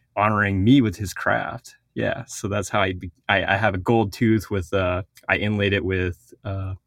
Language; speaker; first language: English; early bilingual, other home language; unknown